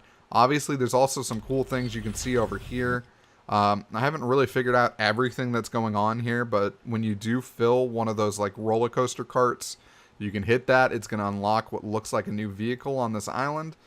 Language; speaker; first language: English; native; English